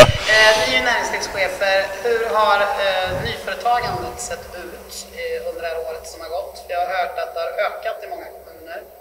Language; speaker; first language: Swedish; native; Swedish